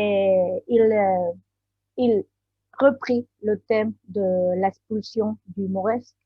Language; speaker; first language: French; non-native, learner; Spanish